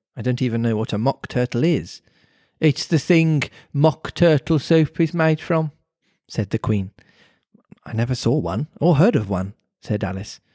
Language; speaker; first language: English; native; English